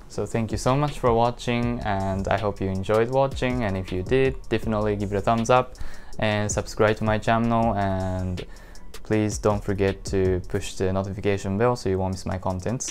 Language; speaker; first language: English; non-native, fluent; Japanese